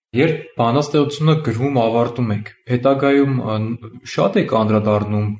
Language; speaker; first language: Armenian; native; Armenian